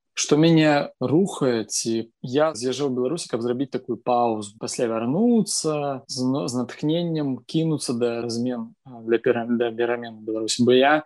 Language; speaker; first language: Belarusian; non-native, local second language; Russian